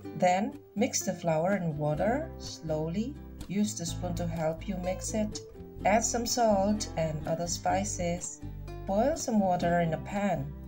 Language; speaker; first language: English; non-native, fluent; Indonesian